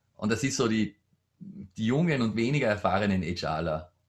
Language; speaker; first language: German; native; German